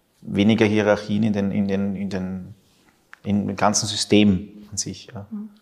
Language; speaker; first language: German; early bilingual, other home language; Spanish